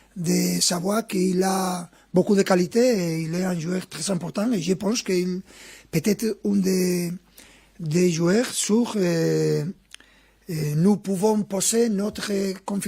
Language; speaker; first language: French; non-native, fluent; Spanish